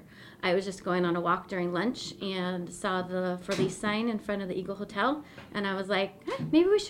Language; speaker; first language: English; native; English